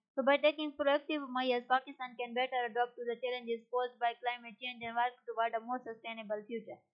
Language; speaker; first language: English; non-native, local second language; Urdu